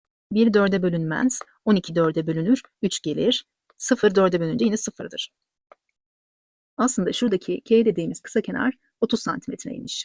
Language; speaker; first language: Turkish; native; Turkish